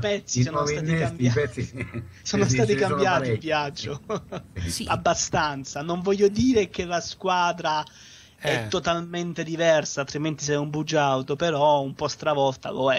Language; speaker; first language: Italian; native; Italian